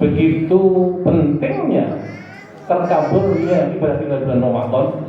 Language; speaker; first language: Indonesian; native; Indonesian